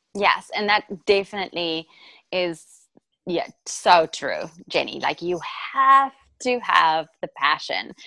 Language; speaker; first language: English; non-native, local second language; Afrikaans